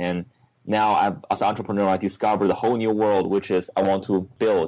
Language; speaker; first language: English; non-native, fluent; Chinese